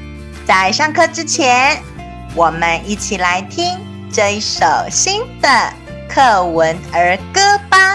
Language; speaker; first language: Chinese; native; Chinese